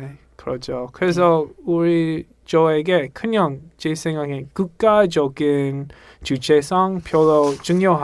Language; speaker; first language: Korean; non-native, learner; English